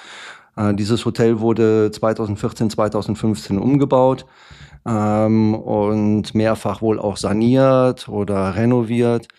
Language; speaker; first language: German; native; German